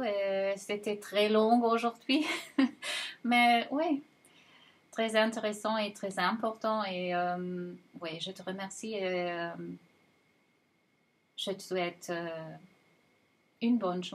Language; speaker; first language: French; non-native, fluent; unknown